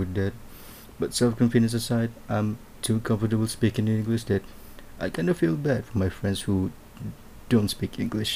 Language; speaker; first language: English; non-native, local second language; Malay